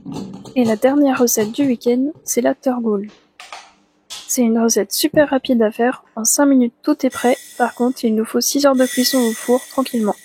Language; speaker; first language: French; native; French